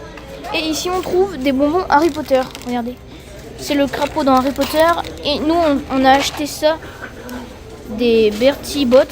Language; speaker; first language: French; native; French